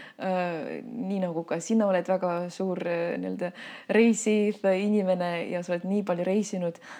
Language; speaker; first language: Estonian; non-native, local second language; Russian